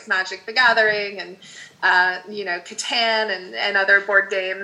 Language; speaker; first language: English; non-native, fluent; Dutch